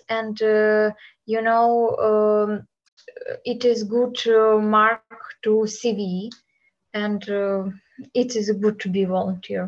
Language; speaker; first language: English; non-native, learner; Ukrainian